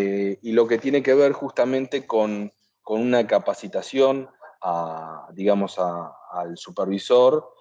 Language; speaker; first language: Spanish; native; Spanish